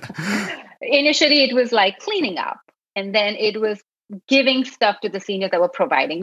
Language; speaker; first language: English; non-native, local second language; Gujarati